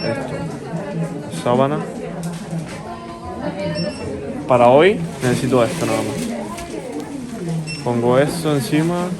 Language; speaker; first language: Spanish; native; Spanish